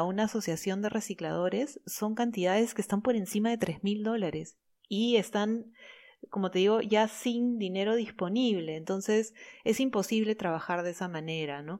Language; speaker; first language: Spanish; native; Spanish